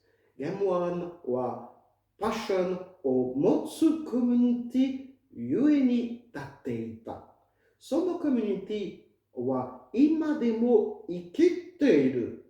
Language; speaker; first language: Japanese; non-native, fluent; French